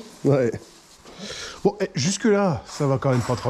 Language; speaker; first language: French; native; French